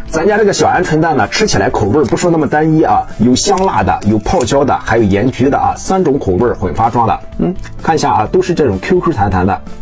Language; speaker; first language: Chinese; native; Chinese